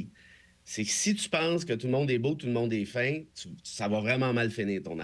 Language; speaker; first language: French; native; French